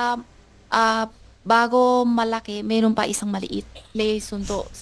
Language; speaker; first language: Filipino; non-native, learner; Chinese